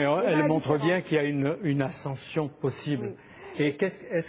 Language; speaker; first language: French; native; French